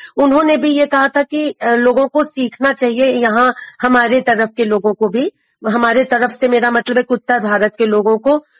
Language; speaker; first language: Hindi; native; Hindi